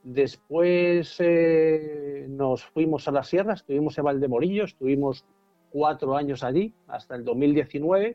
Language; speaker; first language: Spanish; native; Spanish